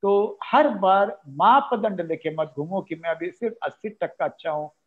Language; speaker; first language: Hindi; non-native, local second language; Marathi